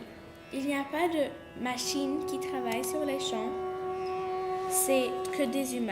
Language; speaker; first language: French; non-native, learner; English